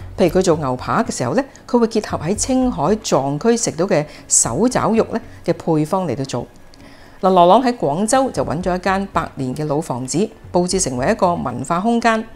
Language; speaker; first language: Chinese; non-native, local second language; Cantonese